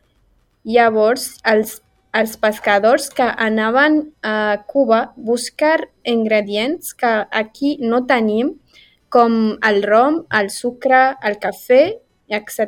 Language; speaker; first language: Catalan; non-native, learner; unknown